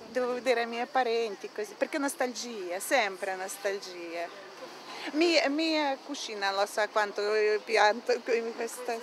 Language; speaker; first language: Italian; non-native, learner; Ukrainian